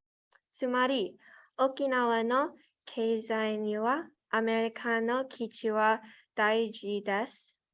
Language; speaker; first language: Japanese; non-native, learner; English